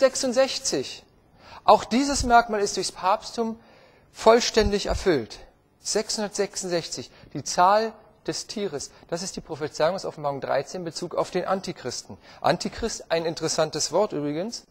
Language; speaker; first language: German; native; German